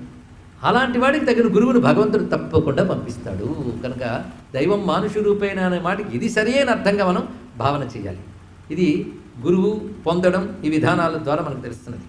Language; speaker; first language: Telugu; native; Telugu